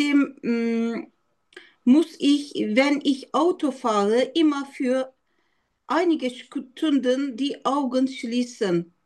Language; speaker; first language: German; non-native, learner; Turkish